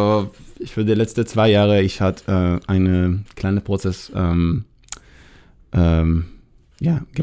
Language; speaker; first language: German; non-native, learner; Hebrew